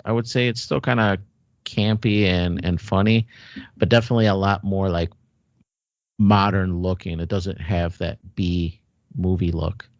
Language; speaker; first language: English; native; English